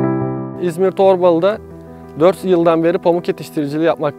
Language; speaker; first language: Turkish; native; Turkish